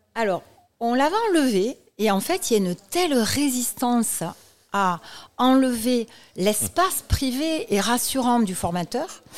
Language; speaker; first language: French; native; French